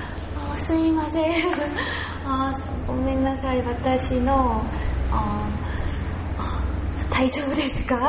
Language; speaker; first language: Japanese; non-native, learner; Korean